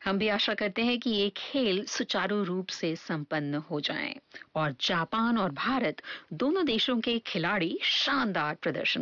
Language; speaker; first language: Hindi; native; Hindi